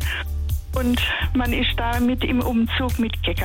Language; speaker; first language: German; native; German